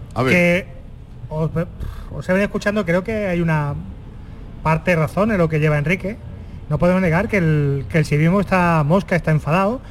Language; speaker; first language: Spanish; native; Spanish